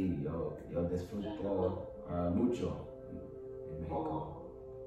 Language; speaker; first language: Spanish; non-native, learner; English